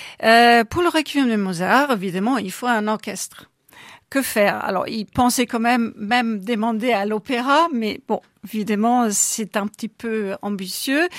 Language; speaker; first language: French; non-native, fluent; German